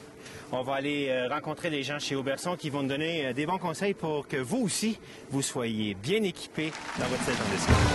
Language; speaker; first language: French; native; French